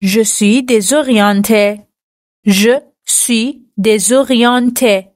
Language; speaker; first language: French; non-native, fluent; Persian